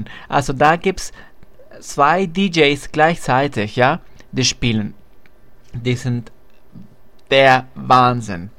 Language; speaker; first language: German; non-native, fluent; Spanish